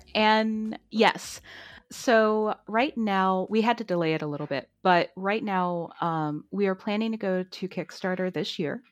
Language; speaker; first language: English; native; English